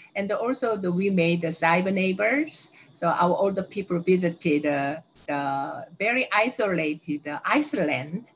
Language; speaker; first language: English; non-native, learner; Korean